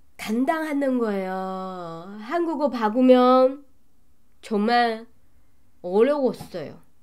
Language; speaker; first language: Korean; non-native, learner; Chinese